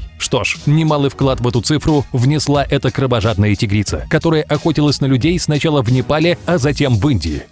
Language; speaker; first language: Russian; native; Russian